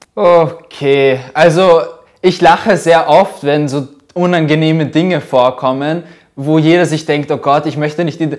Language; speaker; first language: German; early bilingual, other home language; Russian